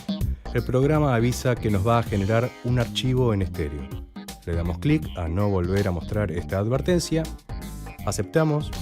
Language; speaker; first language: Spanish; native; Spanish